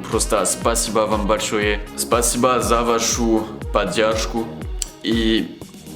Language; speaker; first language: Russian; non-native, learner; French